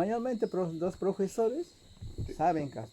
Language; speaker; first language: Spanish; non-native, local second language; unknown